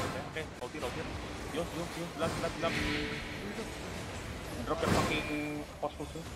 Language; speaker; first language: English; non-native, learner; Indonesian